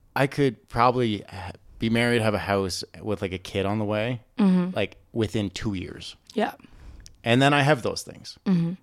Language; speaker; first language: English; native; English